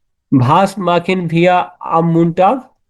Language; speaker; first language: German; non-native, learner; Bangla